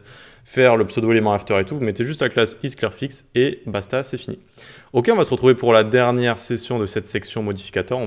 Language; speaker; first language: French; native; French